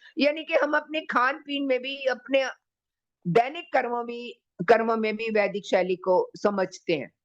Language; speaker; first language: Hindi; native; Hindi